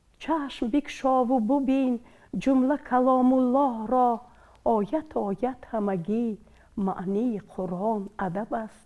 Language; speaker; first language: Tajik; non-native, local second language; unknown